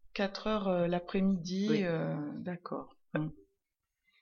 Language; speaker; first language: French; native; French